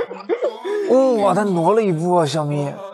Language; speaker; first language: Chinese; native; Chinese